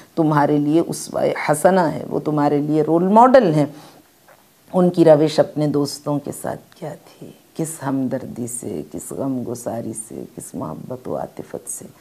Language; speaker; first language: Urdu; native; Urdu